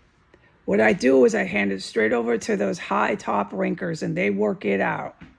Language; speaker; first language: English; native; English